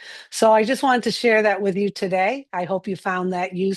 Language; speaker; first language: English; native; English